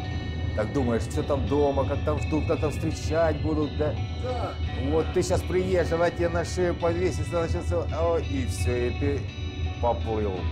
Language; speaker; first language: Russian; native; Russian